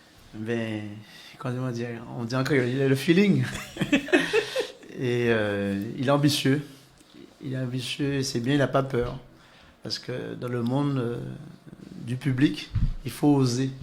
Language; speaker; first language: French; native; French